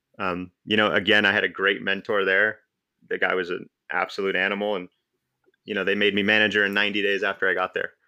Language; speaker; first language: English; native; English